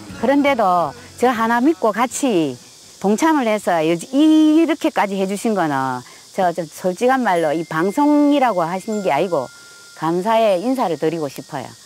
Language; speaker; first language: Korean; native; Korean